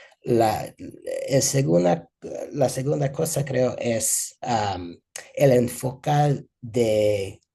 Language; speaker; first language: Spanish; non-native, fluent; English